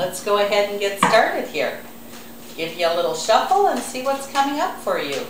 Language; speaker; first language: English; native; English